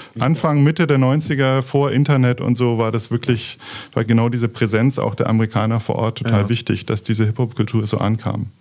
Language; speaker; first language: German; native; German